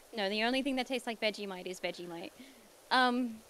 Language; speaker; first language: English; native; English